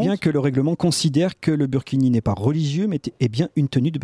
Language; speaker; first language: French; native; French